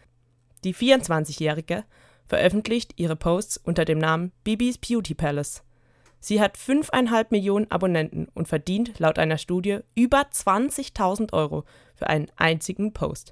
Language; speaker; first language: German; native; German